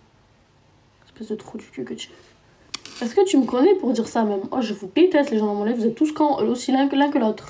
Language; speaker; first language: French; non-native, local second language; Arabic